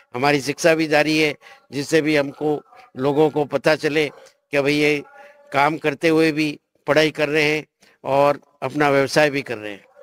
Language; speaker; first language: Hindi; native; Hindi